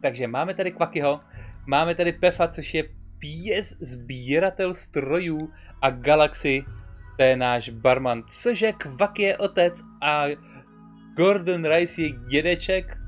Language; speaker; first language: Czech; native; Czech